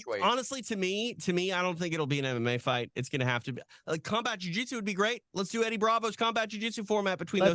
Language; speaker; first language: English; native; English